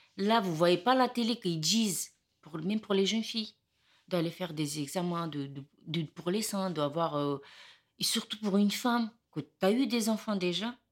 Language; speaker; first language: French; non-native, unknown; Romany